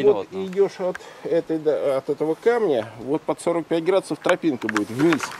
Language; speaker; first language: Russian; native; Russian